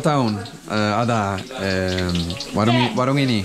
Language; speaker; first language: Indonesian; non-native, learner; English